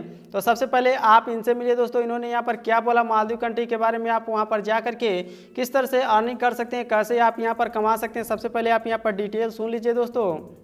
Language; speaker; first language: Hindi; native; Hindi